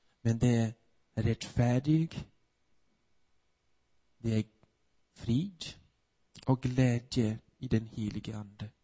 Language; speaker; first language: Swedish; non-native, fluent; Portuguese